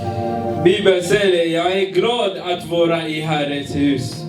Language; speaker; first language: Swedish; non-native, learner; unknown